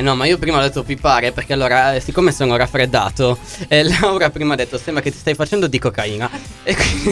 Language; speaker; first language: Italian; native; Italian